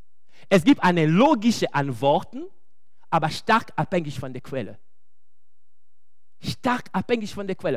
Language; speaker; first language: German; non-native, fluent; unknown